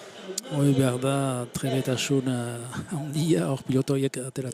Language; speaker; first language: Basque; native; Basque